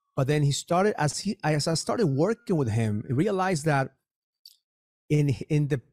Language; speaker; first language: English; early bilingual, other home language; Spanish